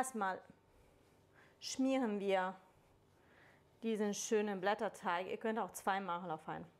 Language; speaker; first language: German; non-native, fluent; Italian